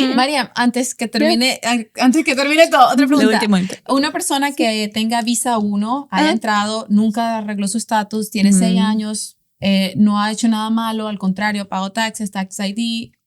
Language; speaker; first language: Spanish; native; Spanish